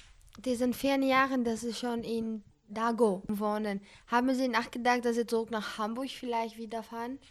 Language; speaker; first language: German; non-native, learner; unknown